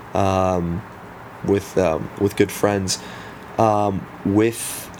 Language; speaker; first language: English; early bilingual, other home language; Afrikaans